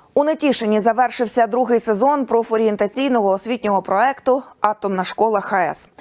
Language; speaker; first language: Ukrainian; native; Ukrainian